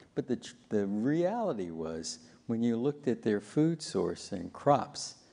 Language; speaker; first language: English; native; English